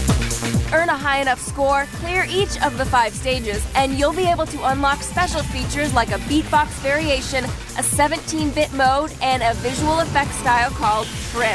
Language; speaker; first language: English; native; English